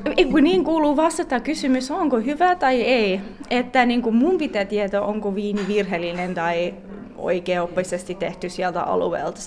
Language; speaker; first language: Finnish; non-native, fluent; English